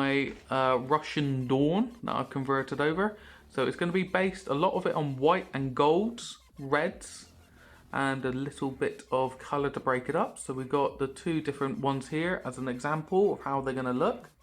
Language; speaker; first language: English; native; English